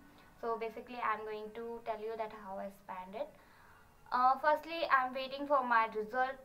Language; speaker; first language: English; non-native, learner; Hindi